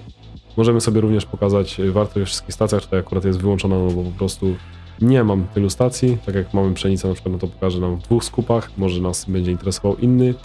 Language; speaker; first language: Polish; native; Polish